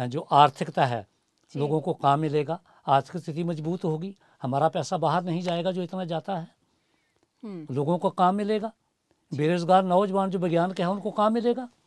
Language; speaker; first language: Hindi; native; Hindi